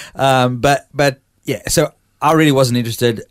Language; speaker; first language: English; native; English